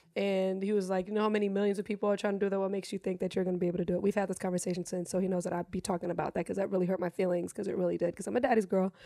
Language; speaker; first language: English; non-native, fluent; German